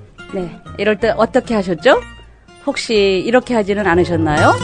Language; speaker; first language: Korean; native; Korean